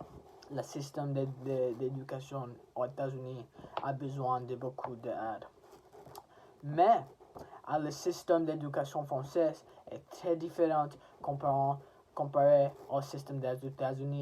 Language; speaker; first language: French; non-native, learner; English